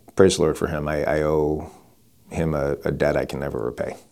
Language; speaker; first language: English; native; English